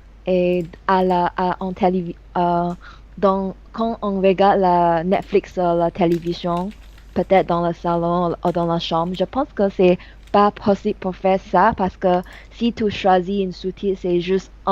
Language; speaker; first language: French; non-native, learner; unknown